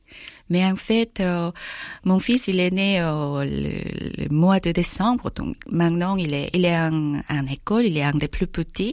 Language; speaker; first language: French; non-native, learner; Korean